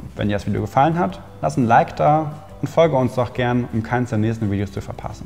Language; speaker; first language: German; native; German